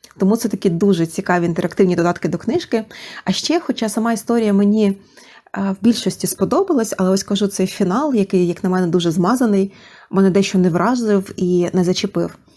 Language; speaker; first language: Ukrainian; native; Ukrainian